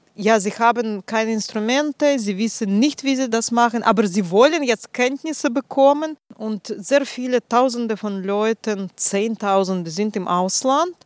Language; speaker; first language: German; non-native, fluent; Russian